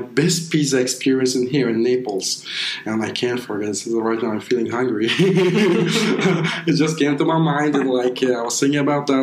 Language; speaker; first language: English; non-native, fluent; Persian